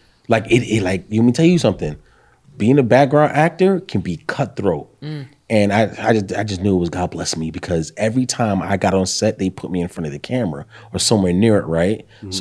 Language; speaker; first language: English; native; English